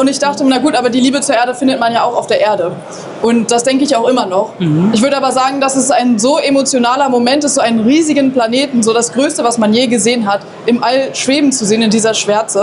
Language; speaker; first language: German; native; German